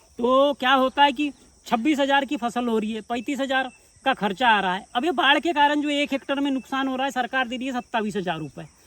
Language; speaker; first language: Hindi; native; Hindi